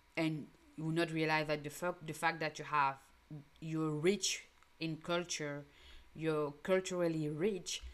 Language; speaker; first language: English; non-native, local second language; French